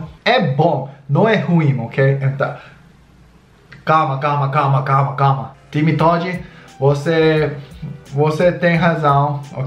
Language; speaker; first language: Portuguese; non-native, learner; English